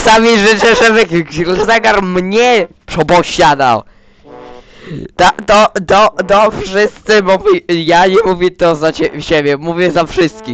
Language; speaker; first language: Polish; early bilingual, heritage; Polish